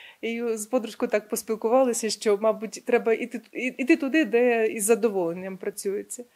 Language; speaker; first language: Ukrainian; non-native, local second language; Russian